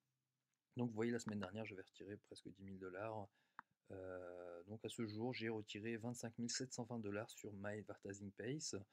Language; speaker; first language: French; native; French